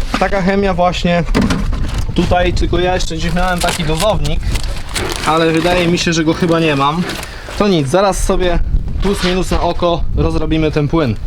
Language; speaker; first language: Polish; native; Polish